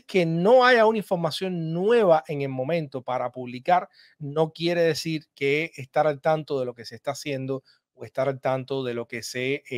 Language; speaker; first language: Spanish; native; Spanish